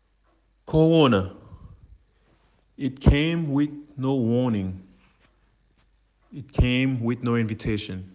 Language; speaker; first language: English; non-native, fluent; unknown